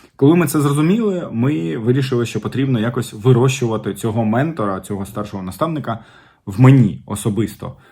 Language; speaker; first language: Ukrainian; non-native, local second language; Russian